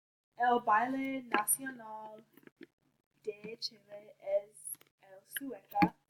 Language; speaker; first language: Spanish; non-native, learner; English